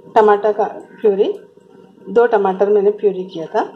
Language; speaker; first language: Hindi; non-native, local second language; Telugu